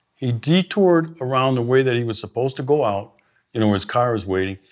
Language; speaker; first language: English; native; English